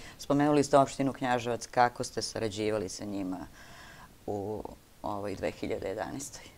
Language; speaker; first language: Serbian; native; Serbian